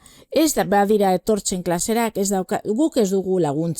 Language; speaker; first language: Basque; non-native, local second language; Spanish